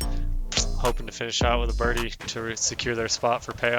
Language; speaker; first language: English; native; English